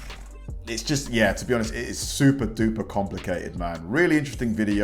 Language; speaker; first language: English; native; English